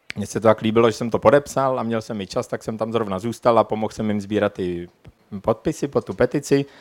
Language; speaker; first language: Czech; native; Czech